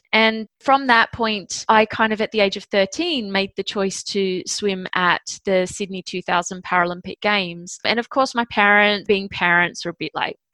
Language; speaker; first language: English; native; English